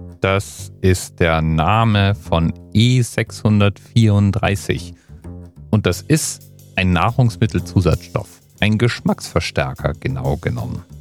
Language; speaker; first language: German; native; German